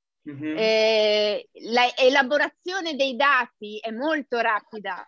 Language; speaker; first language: Italian; native; Italian